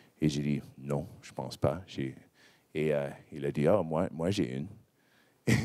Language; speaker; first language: French; non-native, local second language; English